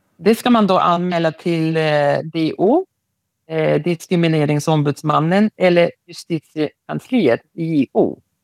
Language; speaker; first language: Swedish; non-native, local second language; Romany